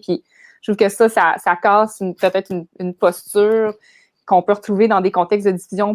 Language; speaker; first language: French; native; French